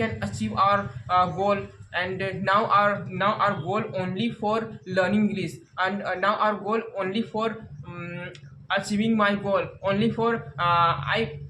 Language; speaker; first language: English; non-native, learner; Hindi